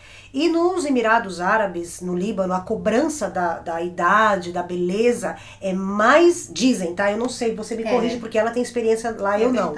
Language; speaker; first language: Portuguese; native; Portuguese